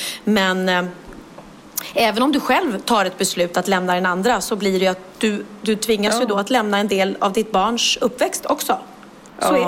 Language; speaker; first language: Swedish; native; Swedish